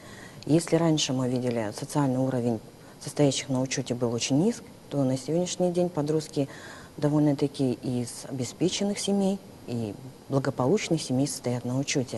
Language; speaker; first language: Russian; native; Russian